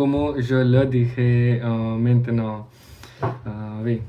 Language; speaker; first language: French; non-native, learner; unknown